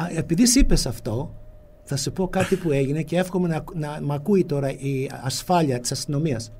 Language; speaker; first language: Greek; early bilingual, heritage; Greek